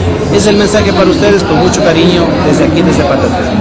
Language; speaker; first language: Spanish; native; Spanish